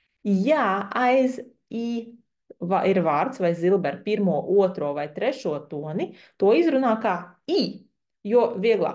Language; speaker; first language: Latvian; non-native, fluent; Chinese